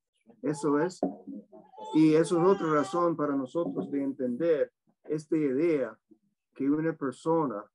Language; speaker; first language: Spanish; non-native, fluent; English